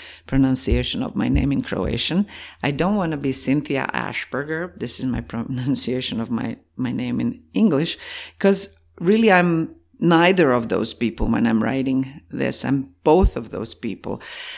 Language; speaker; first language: English; non-native, fluent; Croatian